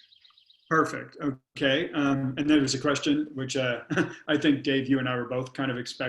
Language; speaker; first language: English; native; English